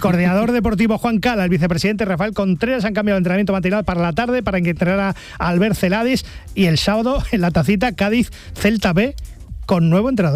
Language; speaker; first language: Spanish; native; Spanish